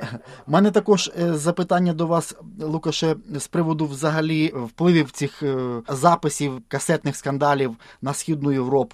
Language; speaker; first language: Ukrainian; native; Ukrainian